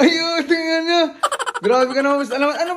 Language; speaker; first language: Filipino; native; Filipino